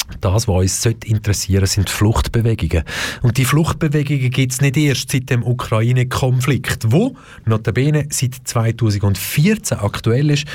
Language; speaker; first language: German; early bilingual, other home language; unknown